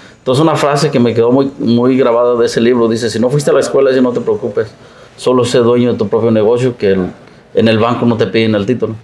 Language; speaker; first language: Spanish; native; Spanish